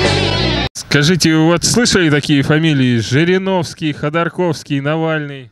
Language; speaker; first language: Russian; native; Russian